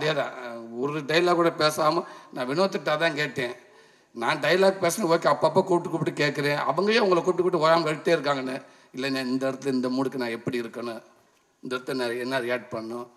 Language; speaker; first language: Tamil; native; Tamil